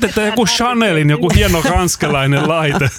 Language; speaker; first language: Finnish; native; Finnish